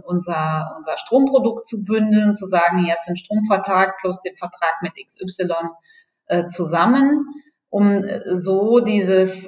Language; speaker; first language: German; native; German